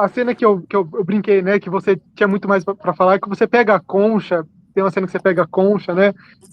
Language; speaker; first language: Portuguese; native; Portuguese